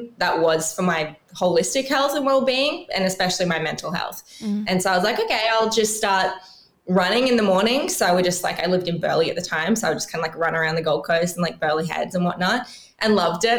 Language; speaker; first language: English; native; English